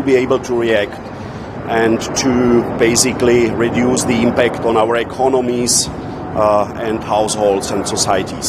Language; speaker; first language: English; non-native, fluent; Czech